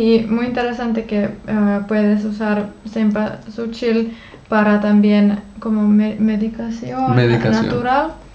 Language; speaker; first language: Spanish; non-native, learner; Finnish